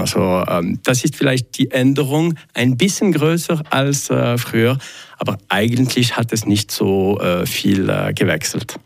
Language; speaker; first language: German; non-native, local second language; French